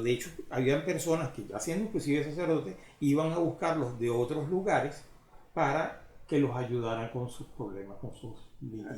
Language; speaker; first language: Spanish; native; Spanish